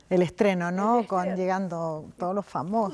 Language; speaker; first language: Spanish; native; Spanish